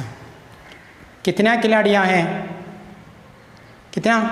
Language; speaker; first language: Hindi; non-native, local second language; Malayalam